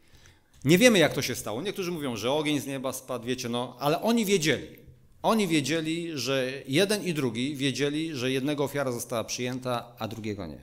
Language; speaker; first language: Polish; native; Polish